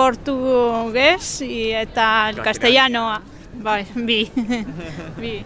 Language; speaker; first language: Basque; non-native, learner; Portuguese